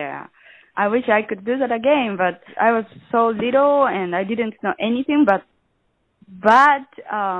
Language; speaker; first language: English; non-native, learner; Japanese